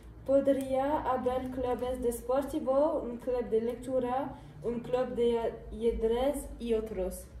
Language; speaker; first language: Spanish; non-native, learner; French